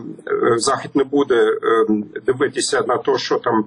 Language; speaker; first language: Ukrainian; non-native, fluent; German